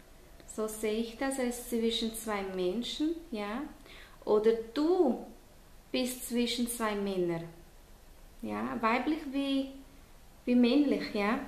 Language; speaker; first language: German; non-native, fluent; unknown